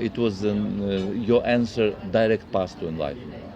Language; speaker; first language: English; non-native, learner; Russian